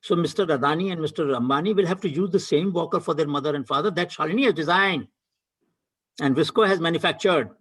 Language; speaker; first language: English; non-native, local second language; Hindi